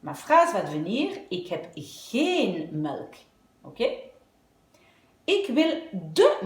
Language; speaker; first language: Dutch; non-native, fluent; French